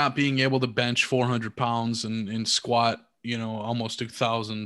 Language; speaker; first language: English; native; English